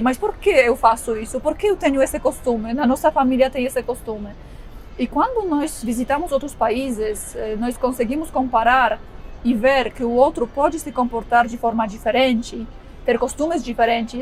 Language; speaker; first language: Portuguese; non-native, fluent; Polish